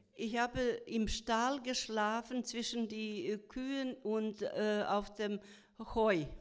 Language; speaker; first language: German; non-native, fluent; Croatian